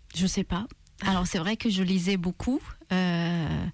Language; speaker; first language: French; non-native, fluent; Maltese